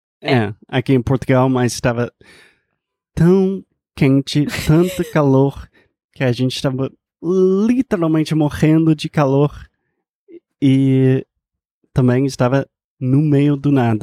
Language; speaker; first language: Portuguese; non-native, fluent; English